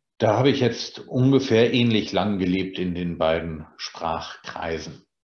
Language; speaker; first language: German; native; German